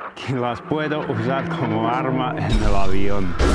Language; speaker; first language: Spanish; non-native, fluent; Latvian